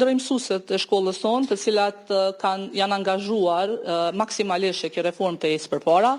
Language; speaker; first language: Albanian; native; Albanian